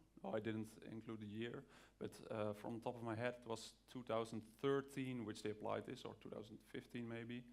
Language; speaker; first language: English; non-native, fluent; Dutch